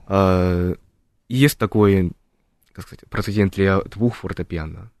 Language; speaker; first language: Russian; non-native, fluent; Chinese